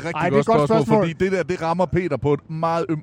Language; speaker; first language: Danish; native; Danish